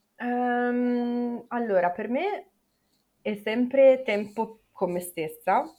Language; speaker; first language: Italian; native; Italian